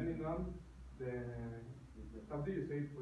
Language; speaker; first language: English; non-native, learner; Spanish